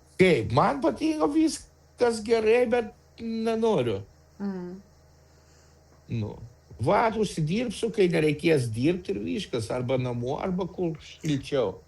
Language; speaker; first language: Lithuanian; non-native, local second language; Russian